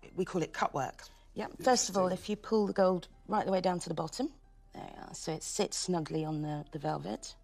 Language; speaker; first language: English; native; English